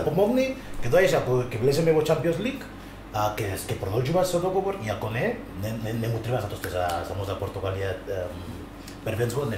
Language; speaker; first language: Macedonian; non-native, learner; Spanish